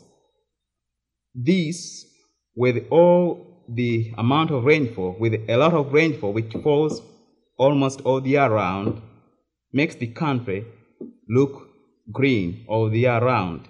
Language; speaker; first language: English; non-native, local second language; Ganda